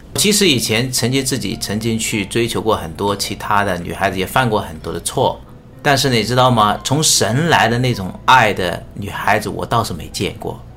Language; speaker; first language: Chinese; native; Chinese